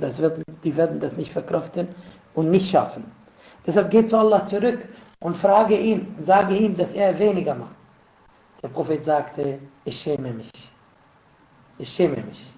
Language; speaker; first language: German; non-native, fluent; Arabic